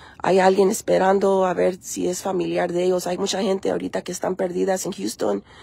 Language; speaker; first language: Spanish; early bilingual, heritage; Spanish